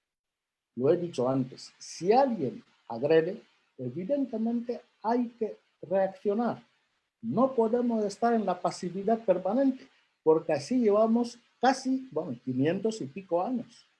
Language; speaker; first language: Spanish; non-native, local second language; Fang